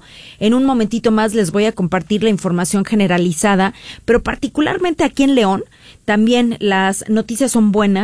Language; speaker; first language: Spanish; native; Spanish